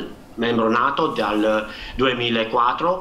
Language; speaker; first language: Italian; non-native, fluent; Romanian